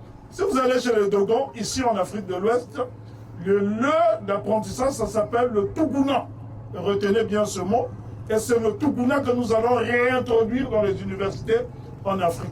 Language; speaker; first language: French; non-native, local second language; Kongo